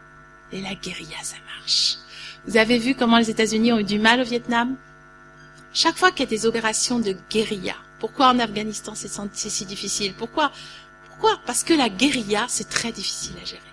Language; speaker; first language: French; native; French